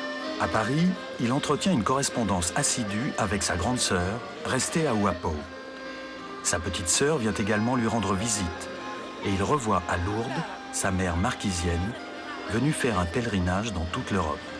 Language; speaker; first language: French; native; French